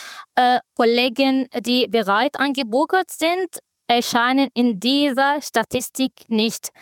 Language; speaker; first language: German; non-native, fluent; Arabic